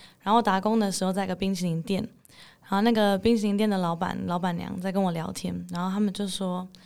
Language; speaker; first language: Chinese; early bilingual, heritage; English